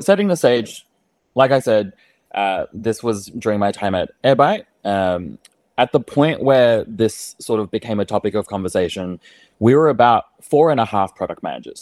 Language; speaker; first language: English; native; English